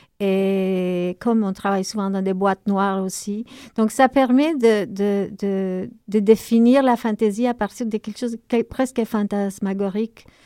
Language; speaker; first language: French; native; French